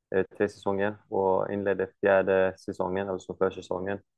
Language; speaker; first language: Swedish; non-native, fluent; Icelandic